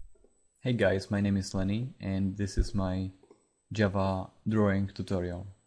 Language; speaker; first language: English; non-native, fluent; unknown